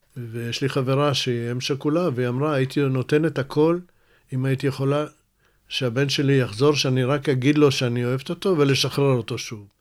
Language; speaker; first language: Hebrew; early bilingual, other home language; Russian